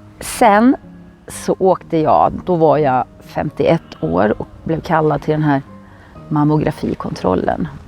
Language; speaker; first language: Swedish; native; Swedish